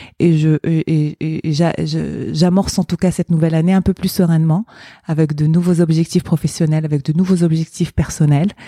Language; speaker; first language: French; non-native, local second language; Arabic